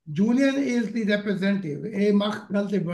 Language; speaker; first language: German; non-native, learner; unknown